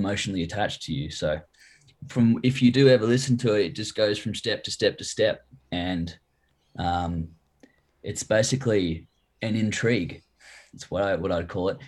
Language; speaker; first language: English; native; English